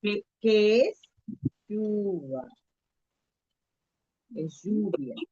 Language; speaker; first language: Spanish; non-native, learner; Portuguese